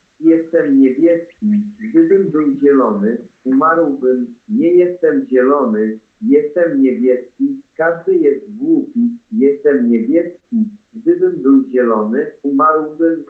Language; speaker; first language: Polish; non-native, learner; English